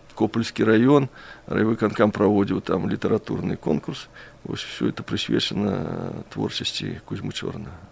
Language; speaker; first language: Belarusian; native; Belarusian